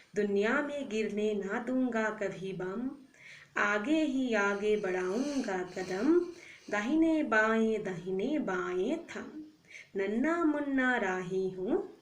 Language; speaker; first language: Hindi; non-native, local second language; Assamese